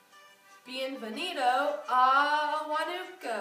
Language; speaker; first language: Spanish; non-native, learner; English